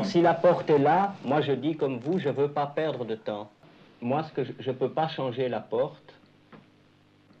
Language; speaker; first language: French; native; French